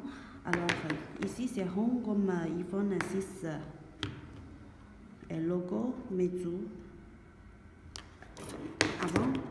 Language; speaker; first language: French; non-native, learner; Chinese